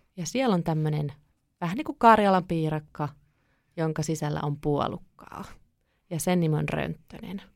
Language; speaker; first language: Finnish; native; Finnish